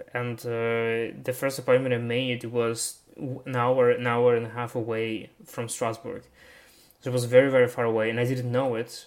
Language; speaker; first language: English; non-native, fluent; Russian